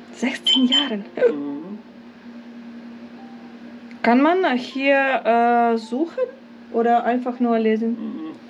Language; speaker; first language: German; non-native, learner; Ukrainian